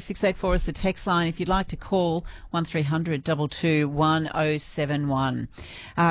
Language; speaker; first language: English; native; English